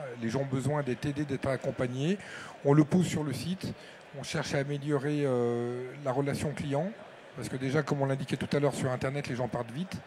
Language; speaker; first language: French; native; French